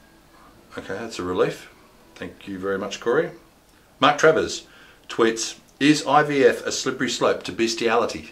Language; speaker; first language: English; native; English